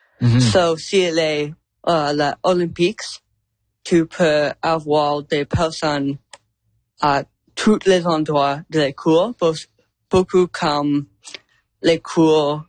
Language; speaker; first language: French; non-native, local second language; English